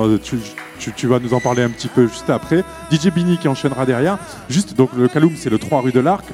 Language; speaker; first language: French; native; French